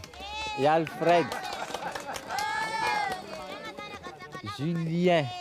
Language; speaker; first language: French; non-native, local second language; Malagasy